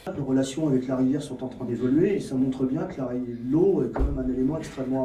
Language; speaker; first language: French; native; French